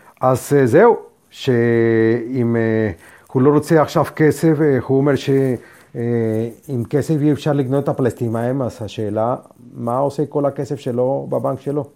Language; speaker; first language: Hebrew; non-native, fluent; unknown